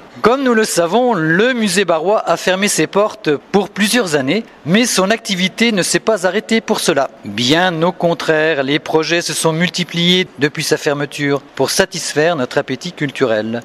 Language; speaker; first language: French; native; French